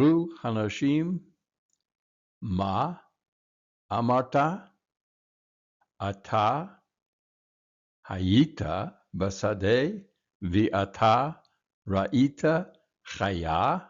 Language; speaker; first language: Hebrew; non-native, fluent; English